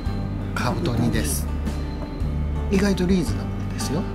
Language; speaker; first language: Japanese; native; Japanese